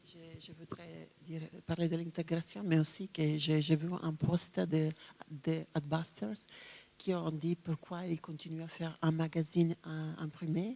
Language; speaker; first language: French; non-native, fluent; Italian